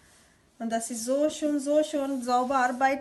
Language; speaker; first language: German; non-native, learner; Urdu